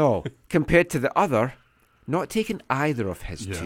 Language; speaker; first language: English; native; English